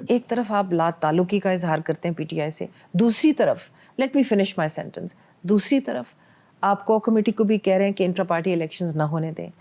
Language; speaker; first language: Urdu; non-native, local second language; Punjabi